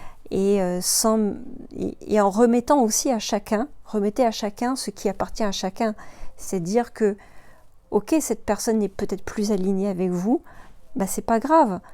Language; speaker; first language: French; native; French